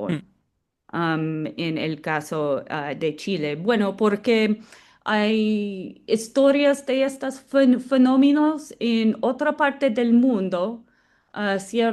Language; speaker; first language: Spanish; non-native, fluent; English